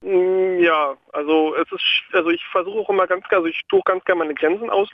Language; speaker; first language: German; native; German